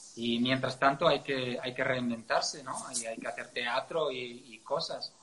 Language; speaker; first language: Spanish; non-native, fluent; Dutch